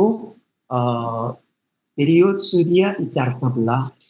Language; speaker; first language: Russian; non-native, learner; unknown